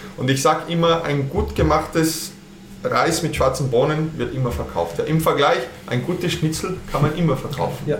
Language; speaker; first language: German; early bilingual, heritage; German